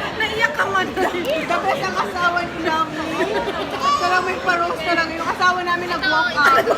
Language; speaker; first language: Filipino; non-native, local second language; Cebuano